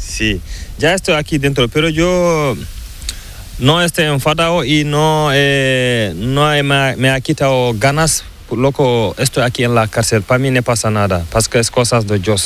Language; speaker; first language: Spanish; non-native, learner; Fula